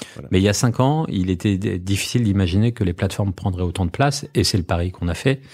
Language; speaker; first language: French; native; French